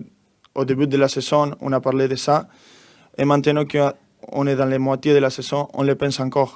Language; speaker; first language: French; non-native, learner; Spanish